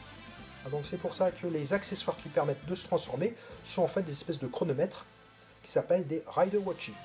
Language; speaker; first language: French; native; French